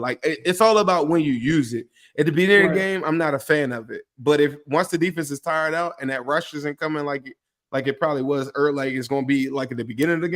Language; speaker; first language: English; native; English